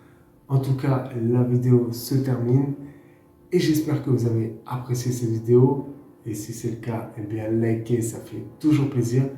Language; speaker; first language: French; native; French